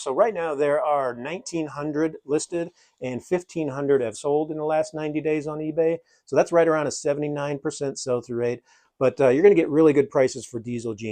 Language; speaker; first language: English; native; English